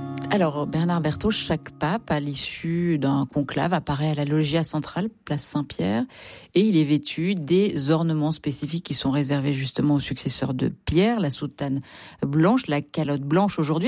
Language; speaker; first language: French; native; French